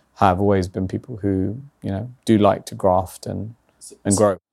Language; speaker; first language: English; early bilingual, other home language; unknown